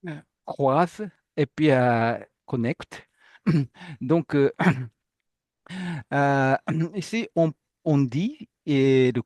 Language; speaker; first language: French; non-native, fluent; Japanese